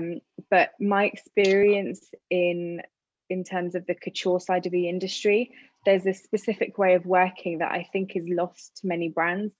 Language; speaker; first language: English; native; English